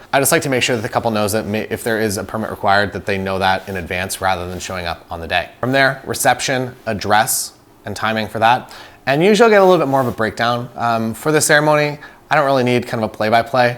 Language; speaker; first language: English; native; English